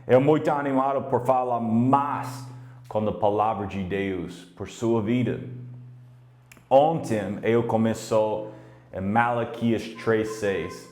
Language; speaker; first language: Portuguese; non-native, learner; English